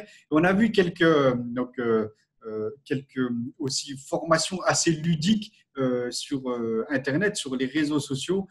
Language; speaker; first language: French; native; French